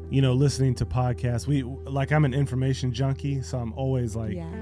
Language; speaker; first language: English; native; English